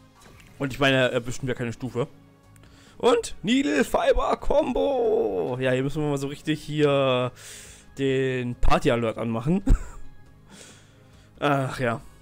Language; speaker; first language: German; native; German